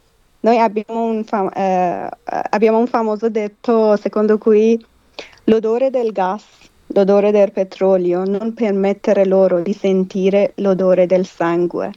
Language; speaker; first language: Italian; non-native, fluent; Persian